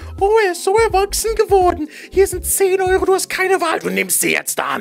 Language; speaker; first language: German; native; German